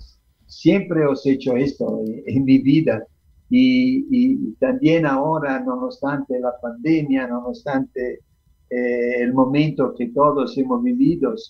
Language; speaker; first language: Spanish; non-native, fluent; Italian